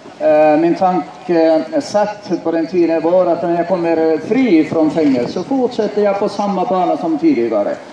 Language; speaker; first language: Swedish; non-native, fluent; Finnish